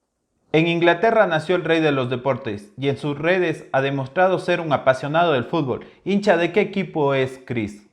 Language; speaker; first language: Spanish; native; Spanish